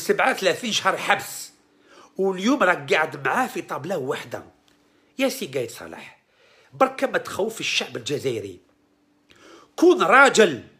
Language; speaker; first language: Arabic; early bilingual, heritage; Arabic